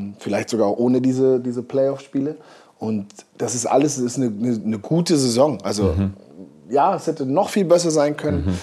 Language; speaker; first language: German; native; German